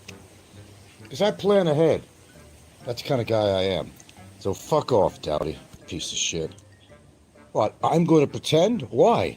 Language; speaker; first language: English; native; English